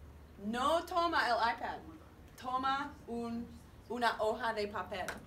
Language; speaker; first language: Spanish; non-native, fluent; English